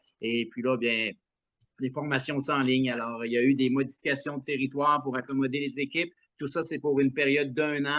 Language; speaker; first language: French; native; French